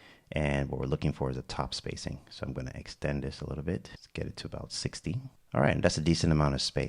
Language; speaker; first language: English; native; English